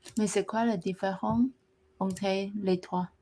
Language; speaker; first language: French; non-native, learner; Chinese